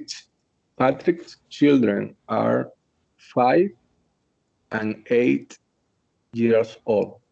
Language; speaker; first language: English; non-native, learner; Spanish